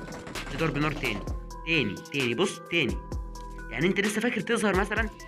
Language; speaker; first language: Arabic; native; Arabic